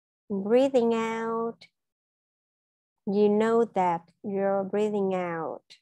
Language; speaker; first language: English; non-native, fluent; Vietnamese